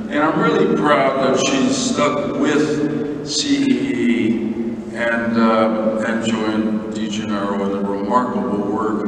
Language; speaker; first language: English; native; English